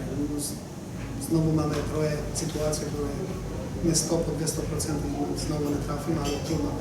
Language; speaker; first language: Polish; non-native, fluent; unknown